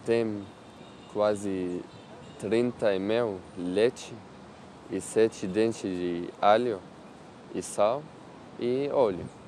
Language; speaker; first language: Portuguese; non-native, learner; Arabic